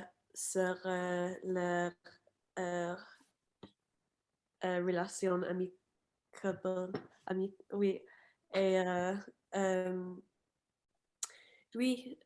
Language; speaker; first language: French; non-native, fluent; English